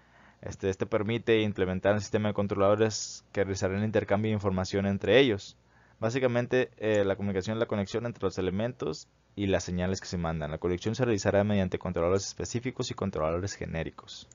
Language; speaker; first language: Spanish; native; Spanish